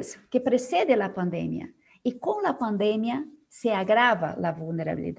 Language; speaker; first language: Spanish; non-native, fluent; Portuguese